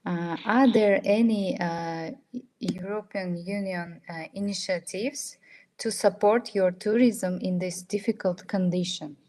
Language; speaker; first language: English; non-native, fluent; Russian